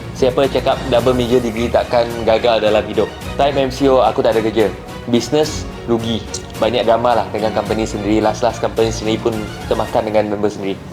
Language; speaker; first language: Malay; non-native, local second language; Chinese